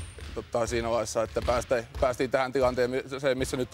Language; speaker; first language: Finnish; native; Finnish